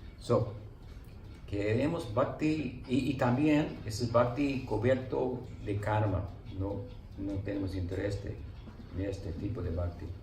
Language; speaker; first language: Spanish; non-native, learner; English